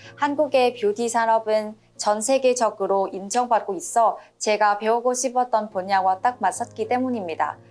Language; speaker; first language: Korean; non-native, fluent; Vietnamese